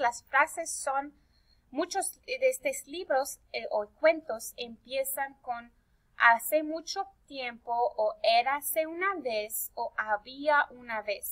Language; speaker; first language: Spanish; early bilingual, heritage; Spanish